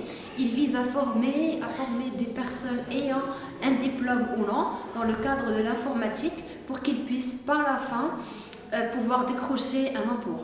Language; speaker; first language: French; non-native, local second language; Arabic